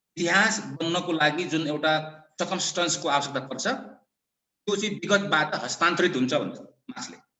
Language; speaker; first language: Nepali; non-native, local second language; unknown